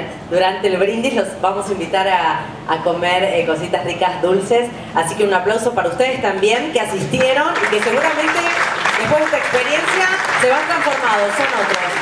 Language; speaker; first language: Spanish; native; Spanish